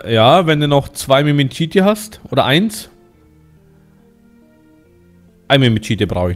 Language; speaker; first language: German; native; German